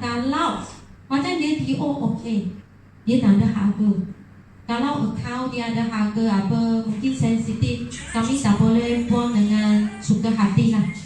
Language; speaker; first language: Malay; non-native, local second language; Chinese